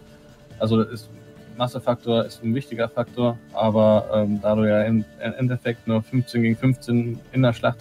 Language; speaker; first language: German; native; German